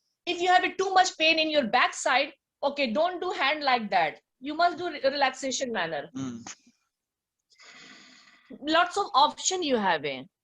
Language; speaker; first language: English; non-native, learner; Hindi